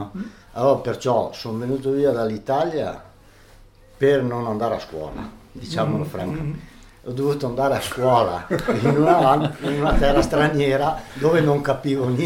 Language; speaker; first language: Italian; early bilingual, other home language; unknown